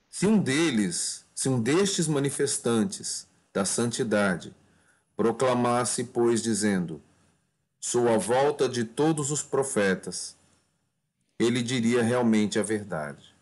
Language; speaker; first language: Portuguese; native; Portuguese